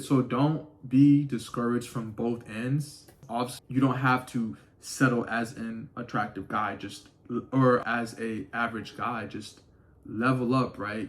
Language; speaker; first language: English; native; English